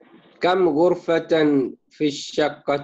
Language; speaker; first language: Arabic; non-native, learner; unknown